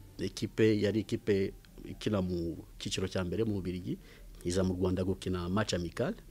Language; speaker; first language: Kinyarwanda; early bilingual, heritage; Kinyarwanda